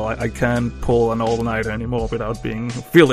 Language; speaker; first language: English; non-native, fluent; Danish